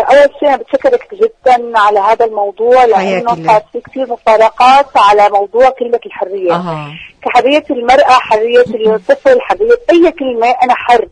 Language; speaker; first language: Arabic; native; Arabic